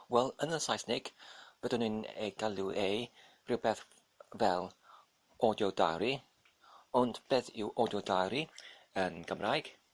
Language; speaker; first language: Welsh; non-native, local second language; English